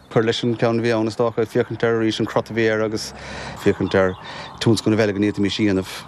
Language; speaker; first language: Irish; native; Irish